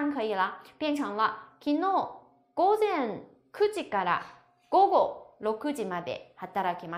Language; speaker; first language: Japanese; non-native, fluent; Chinese